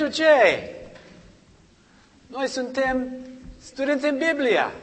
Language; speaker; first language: Romanian; non-native, learner; English